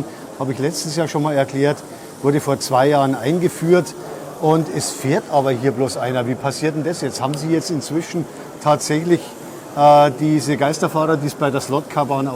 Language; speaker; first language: German; native; German